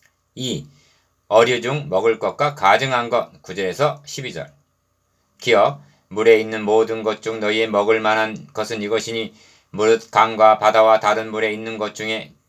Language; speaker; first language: Korean; native; Korean